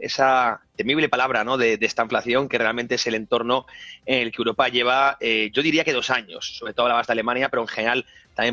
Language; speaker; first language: Spanish; native; Spanish